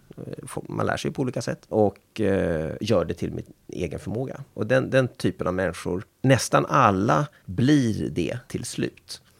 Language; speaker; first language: Swedish; native; Swedish